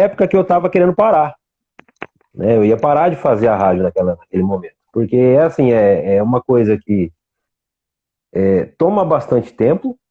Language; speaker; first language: Portuguese; native; Portuguese